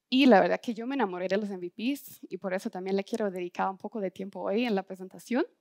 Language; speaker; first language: Spanish; non-native, fluent; German